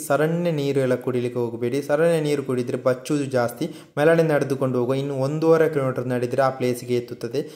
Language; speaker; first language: Kannada; non-native, local second language; Tulu